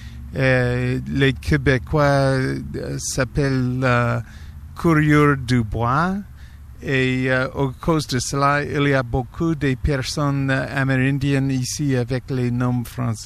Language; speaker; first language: French; non-native, learner; English